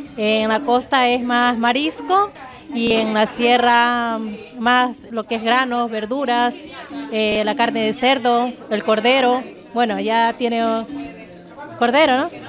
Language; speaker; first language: Spanish; native; Spanish